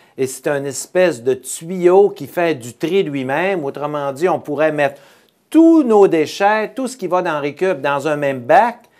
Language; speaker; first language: French; native; French